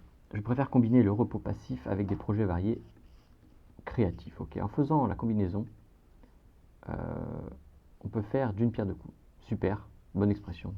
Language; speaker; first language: French; native; French